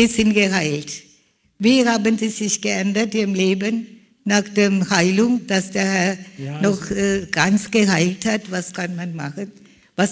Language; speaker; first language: German; non-native, learner; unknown